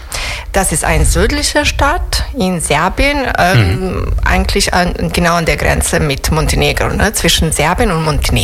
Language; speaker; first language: German; non-native, fluent; Serbian